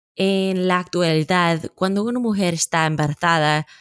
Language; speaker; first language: Spanish; non-native, fluent; English